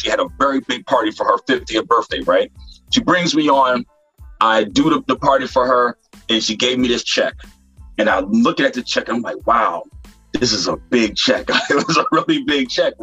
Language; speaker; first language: English; native; English